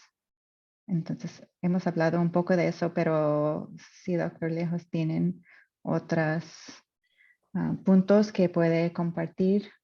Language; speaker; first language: Spanish; non-native, fluent; English